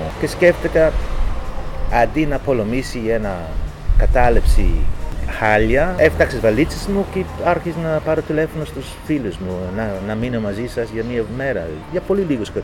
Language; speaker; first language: Greek; non-native, fluent; English